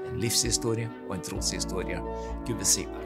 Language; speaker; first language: Norwegian; native; Norwegian